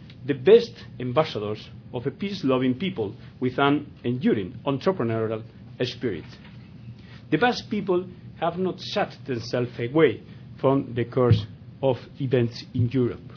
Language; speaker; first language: English; non-native, fluent; Spanish